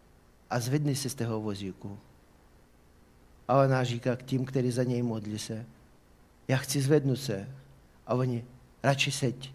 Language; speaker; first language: Czech; non-native, fluent; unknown